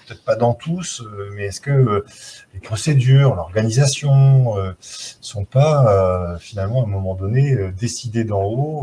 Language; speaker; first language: French; native; French